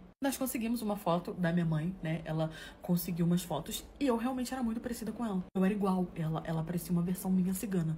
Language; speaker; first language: Portuguese; native; Portuguese